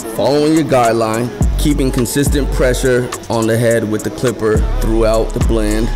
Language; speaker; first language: English; native; English